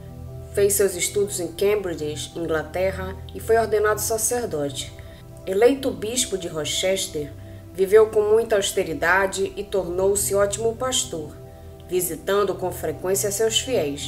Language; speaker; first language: Portuguese; native; Portuguese